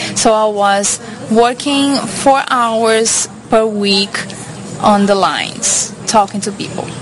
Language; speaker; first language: English; non-native, fluent; Portuguese